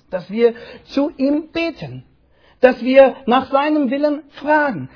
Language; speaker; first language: German; native; German